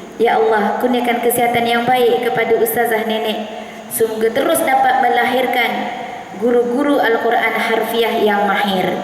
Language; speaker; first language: Malay; native; Malay